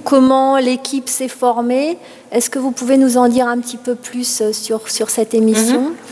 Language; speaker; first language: French; native; French